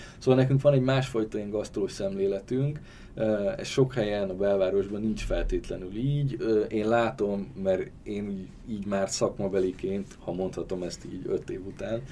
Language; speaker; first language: Hungarian; native; Hungarian